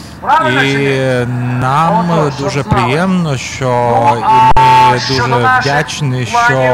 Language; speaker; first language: Ukrainian; non-native, fluent; Lithuanian